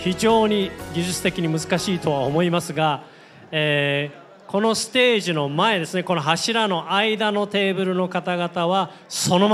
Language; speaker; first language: Japanese; native; Japanese